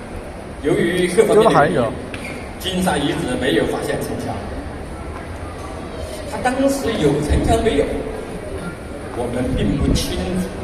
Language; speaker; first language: Chinese; native; Chinese